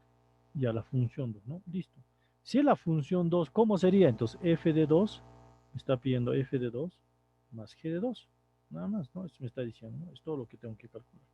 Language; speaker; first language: Spanish; native; Spanish